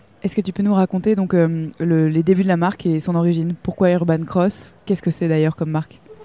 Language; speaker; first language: French; native; French